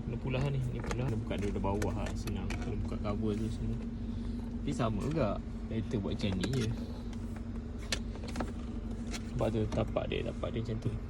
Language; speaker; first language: Malay; native; Malay